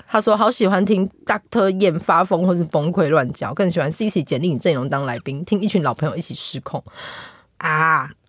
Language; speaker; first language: Chinese; native; Chinese